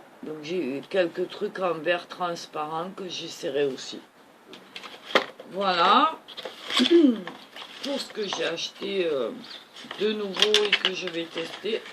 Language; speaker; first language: French; native; French